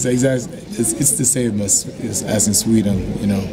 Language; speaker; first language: English; non-native, fluent; Swedish